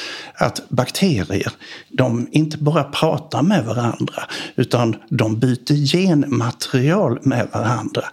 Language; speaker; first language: Swedish; native; Swedish